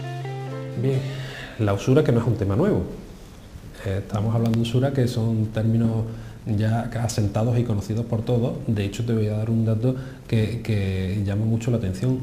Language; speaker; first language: Spanish; native; Spanish